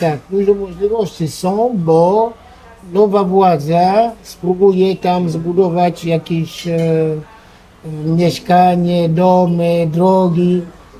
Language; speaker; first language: Polish; non-native, learner; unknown